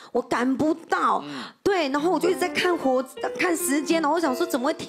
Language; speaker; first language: Chinese; native; Chinese